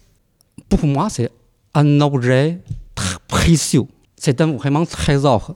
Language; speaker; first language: French; non-native, fluent; Chinese